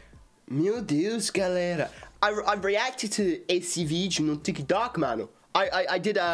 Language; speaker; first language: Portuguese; non-native, learner; English